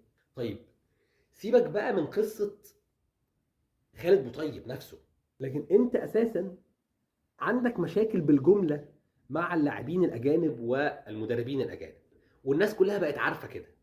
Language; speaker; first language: Arabic; native; Arabic